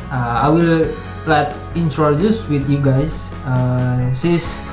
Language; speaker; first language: English; non-native, learner; Indonesian